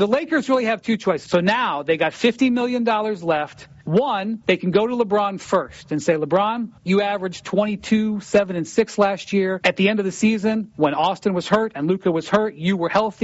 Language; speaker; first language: English; native; English